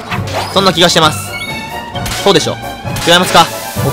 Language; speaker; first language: Japanese; native; Japanese